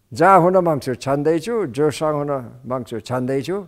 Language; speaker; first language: Nepali; non-native, fluent; English